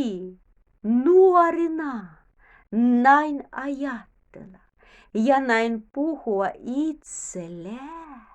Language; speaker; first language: Finnish; non-native, learner; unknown